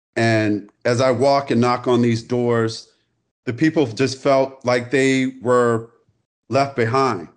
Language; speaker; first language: English; native; English